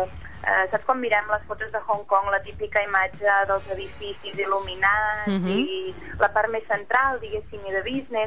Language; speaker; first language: Catalan; native; Catalan